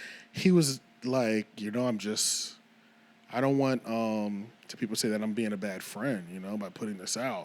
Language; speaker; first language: English; native; English